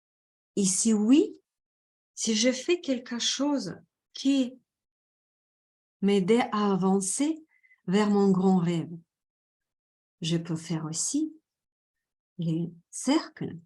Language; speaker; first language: French; non-native, fluent; Russian